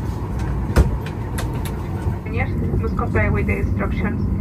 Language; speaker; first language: English; non-native, learner; Spanish